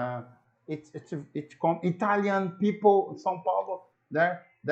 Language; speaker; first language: English; non-native, learner; Portuguese